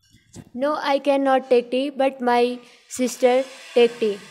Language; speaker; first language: English; non-native, learner; Hindi